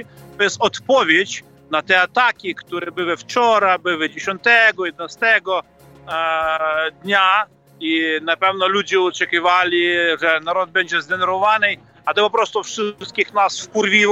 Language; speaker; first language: Polish; non-native, fluent; Ukrainian